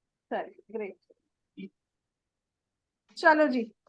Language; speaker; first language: Hindi; native; Hindi